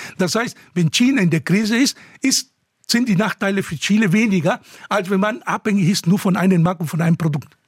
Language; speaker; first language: German; non-native, fluent; Spanish